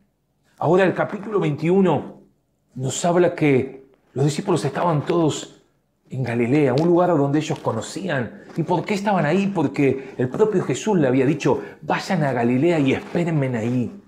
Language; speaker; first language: Spanish; native; Spanish